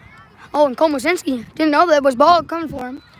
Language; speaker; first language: English; native; English